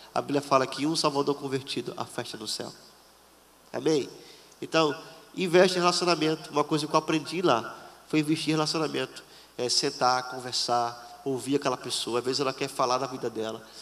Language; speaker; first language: Portuguese; native; Portuguese